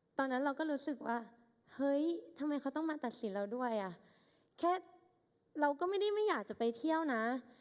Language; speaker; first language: Thai; native; Thai